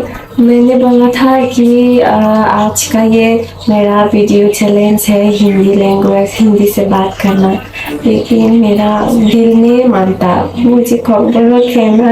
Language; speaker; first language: Hindi; non-native, local second language; Kok Borok